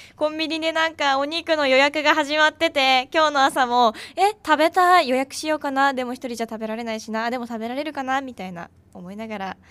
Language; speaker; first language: Japanese; native; Japanese